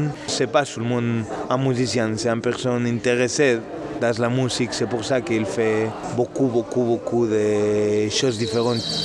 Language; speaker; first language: French; non-native, learner; Spanish